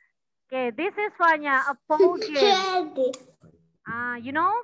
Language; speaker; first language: English; non-native, learner; Indonesian